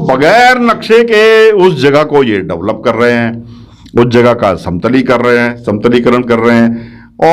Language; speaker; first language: Hindi; native; Hindi